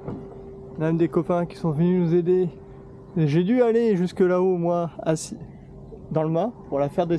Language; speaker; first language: French; native; French